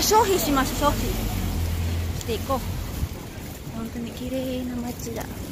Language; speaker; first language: Japanese; non-native, learner; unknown